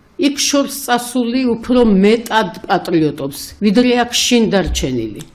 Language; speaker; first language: Georgian; native; Georgian